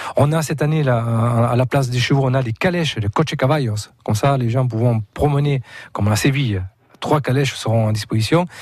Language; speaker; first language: French; non-native, fluent; Spanish